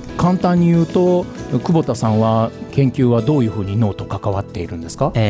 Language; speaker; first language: Japanese; native; Japanese